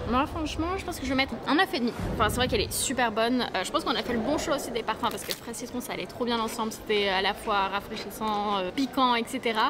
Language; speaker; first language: French; native; French